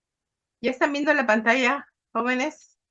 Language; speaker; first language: Spanish; native; Spanish